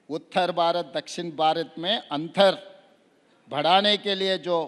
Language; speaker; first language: Hindi; non-native, local second language; Telugu